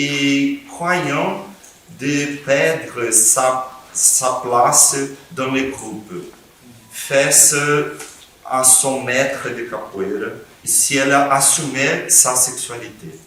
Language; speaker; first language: French; non-native, fluent; Portuguese